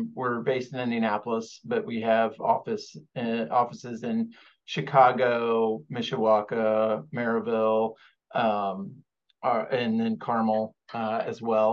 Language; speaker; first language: English; native; English